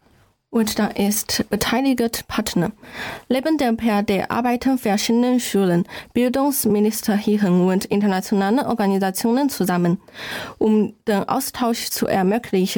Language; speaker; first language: German; non-native, learner; Chinese